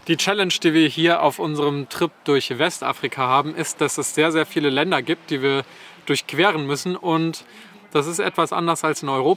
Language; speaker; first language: German; native; German